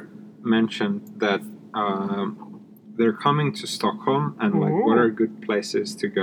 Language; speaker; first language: English; non-native, fluent; Finnish